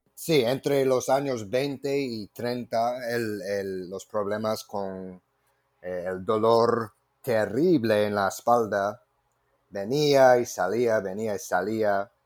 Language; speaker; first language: Spanish; non-native, fluent; English